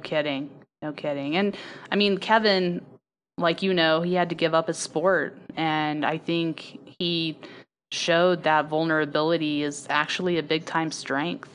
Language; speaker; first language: English; native; English